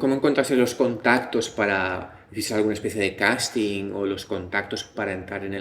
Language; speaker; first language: Spanish; native; Spanish